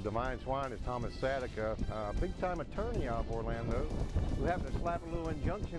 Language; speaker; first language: English; native; English